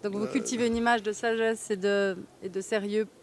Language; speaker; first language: French; native; French